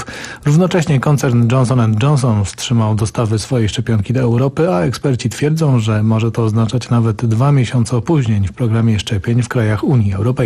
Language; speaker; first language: Polish; native; Polish